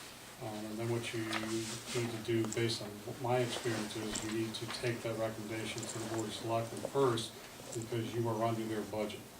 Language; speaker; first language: English; native; English